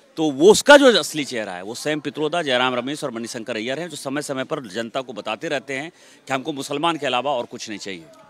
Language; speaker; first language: Hindi; native; Hindi